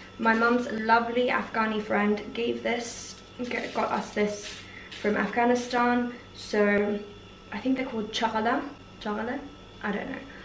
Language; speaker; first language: English; early bilingual, other home language; Persian